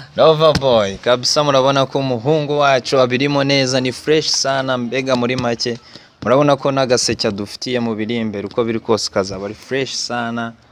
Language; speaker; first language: Kinyarwanda; native; Kinyarwanda